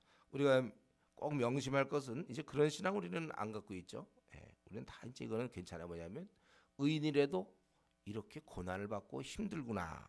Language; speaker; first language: Korean; native; Korean